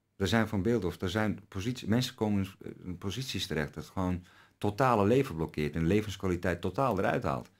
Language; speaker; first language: Dutch; early bilingual, other home language; Turkish